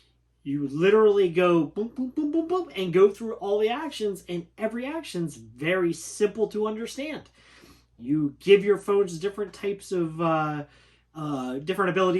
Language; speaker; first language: English; native; English